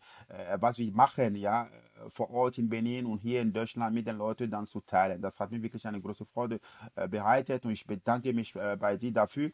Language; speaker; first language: German; non-native, fluent; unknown